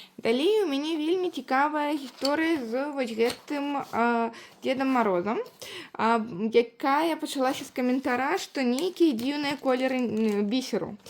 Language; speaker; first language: Belarusian; non-native, local second language; Russian